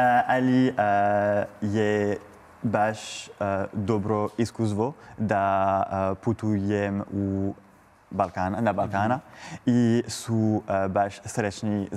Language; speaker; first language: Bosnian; non-native, learner; French